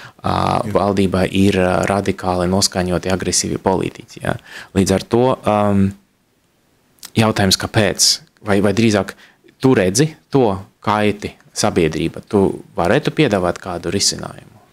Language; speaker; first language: Latvian; non-native, local second language; Russian